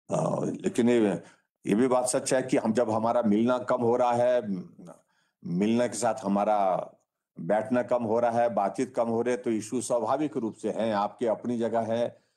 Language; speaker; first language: Hindi; native; Hindi